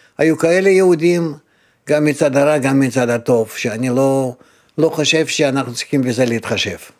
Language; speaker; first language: Hebrew; non-native, fluent; Russian